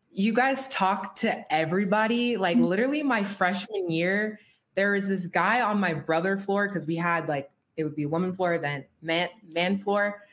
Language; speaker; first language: English; native; English